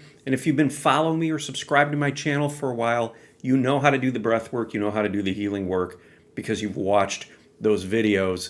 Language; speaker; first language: English; native; English